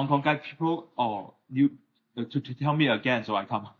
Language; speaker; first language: English; non-native, learner; Chinese